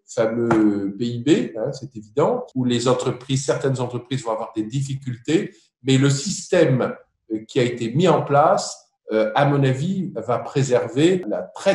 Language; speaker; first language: French; native; French